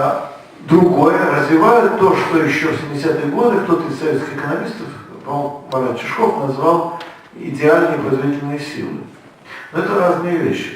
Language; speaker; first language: Russian; native; Russian